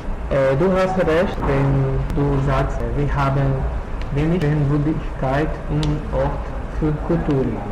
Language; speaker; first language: German; non-native, learner; Portuguese